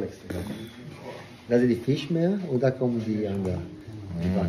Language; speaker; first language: German; non-native, learner; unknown